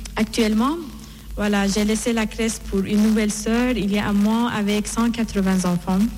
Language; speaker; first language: French; non-native, fluent; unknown